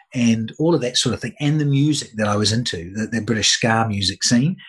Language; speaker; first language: English; native; English